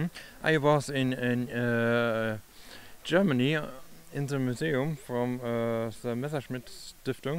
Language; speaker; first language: English; non-native, learner; German